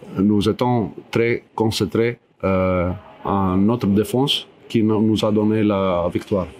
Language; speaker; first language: French; non-native, fluent; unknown